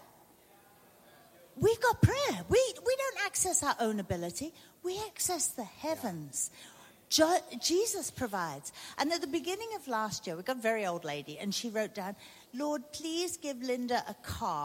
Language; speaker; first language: English; native; English